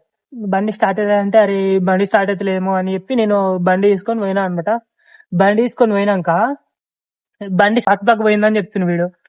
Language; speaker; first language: Telugu; native; Telugu